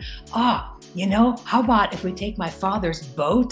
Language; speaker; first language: English; non-native, fluent; Norwegian